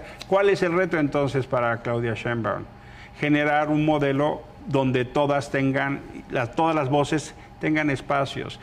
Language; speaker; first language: Spanish; native; Spanish